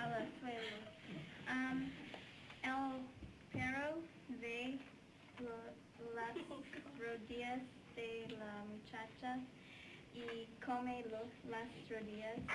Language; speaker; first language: Spanish; non-native, learner; English